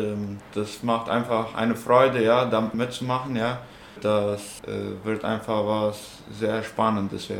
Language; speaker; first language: German; non-native, local second language; Plautdietsch